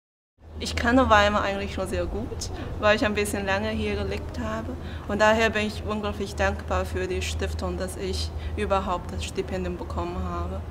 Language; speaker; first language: German; non-native, fluent; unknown